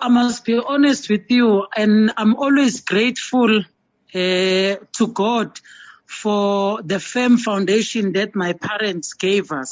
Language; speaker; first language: English; non-native, local second language; Zulu